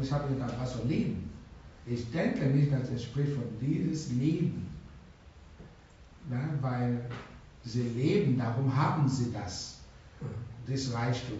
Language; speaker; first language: German; non-native, learner; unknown